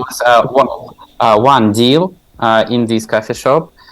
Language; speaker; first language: English; non-native, learner; Tajik